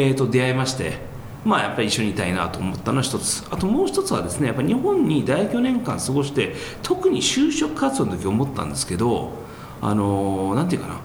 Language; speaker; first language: Japanese; early bilingual, heritage; Japanese